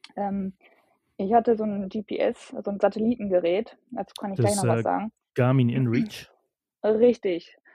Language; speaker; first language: German; native; German